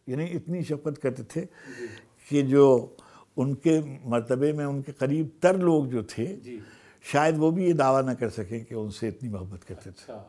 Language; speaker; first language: Urdu; native; Urdu